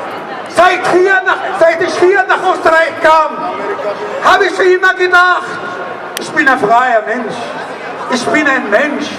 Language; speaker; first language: German; non-native, learner; Arabic